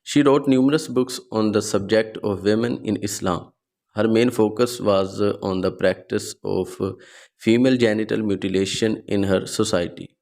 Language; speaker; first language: English; non-native, local second language; Urdu